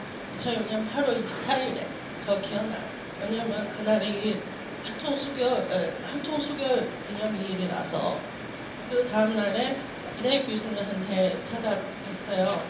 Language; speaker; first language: Korean; non-native, fluent; Chinese